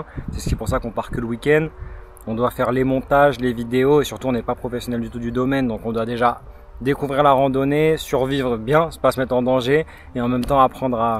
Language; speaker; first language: French; native; French